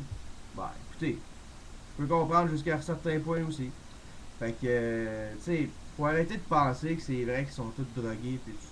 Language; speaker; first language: French; native; French